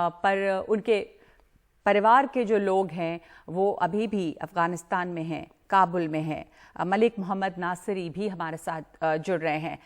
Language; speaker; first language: Hindi; native; Hindi